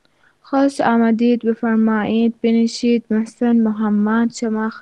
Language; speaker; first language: Persian; non-native, learner; Arabic